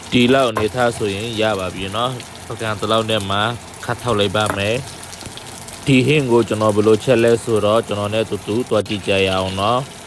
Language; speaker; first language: Burmese; non-native, local second language; Mon